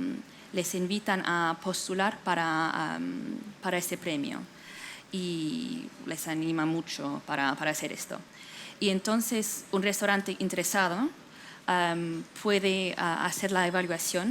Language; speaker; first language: Spanish; non-native, fluent; English